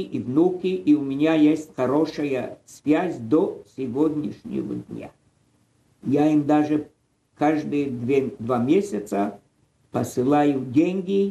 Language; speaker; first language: Russian; non-native, fluent; Polish